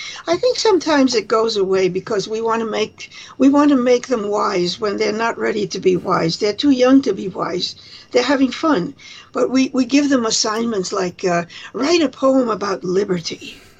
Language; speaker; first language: English; early bilingual, other home language; Spanish